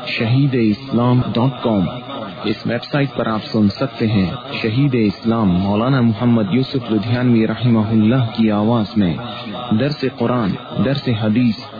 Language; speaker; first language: Urdu; non-native, local second language; Saraiki